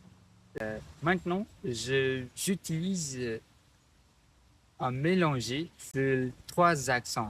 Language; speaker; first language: French; non-native, learner; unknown